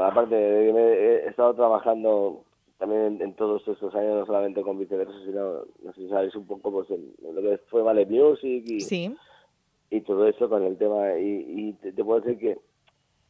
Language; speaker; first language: Spanish; native; Spanish